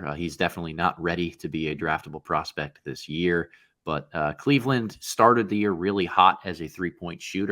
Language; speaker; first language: English; native; English